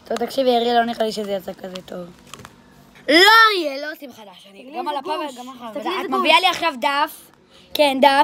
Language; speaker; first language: Hebrew; native; Hebrew